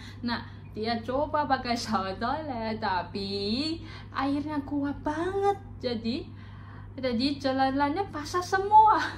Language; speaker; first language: Indonesian; non-native, learner; Chinese